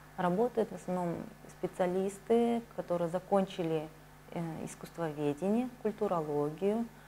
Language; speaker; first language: Russian; native; Russian